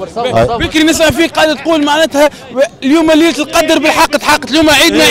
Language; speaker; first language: Arabic; native; Arabic